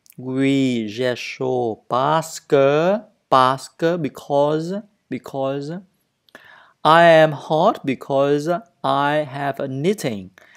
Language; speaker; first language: English; non-native, learner; Vietnamese